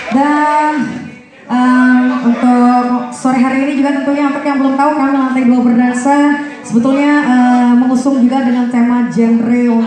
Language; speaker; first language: Indonesian; native; Indonesian